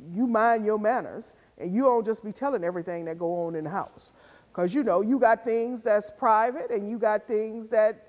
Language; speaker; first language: English; native; English